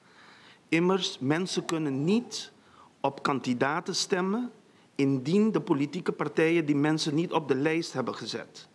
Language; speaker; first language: Dutch; non-native, local second language; Papiamento